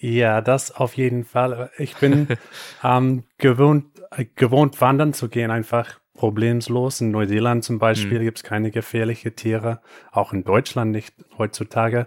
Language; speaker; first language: German; non-native, fluent; English